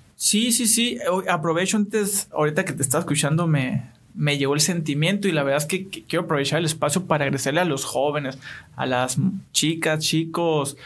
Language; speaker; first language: Spanish; native; Spanish